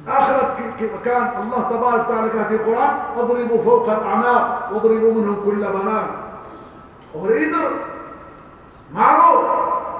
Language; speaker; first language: Urdu; non-native, learner; Arabic